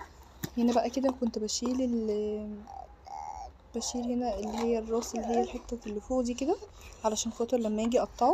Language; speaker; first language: Arabic; native; Arabic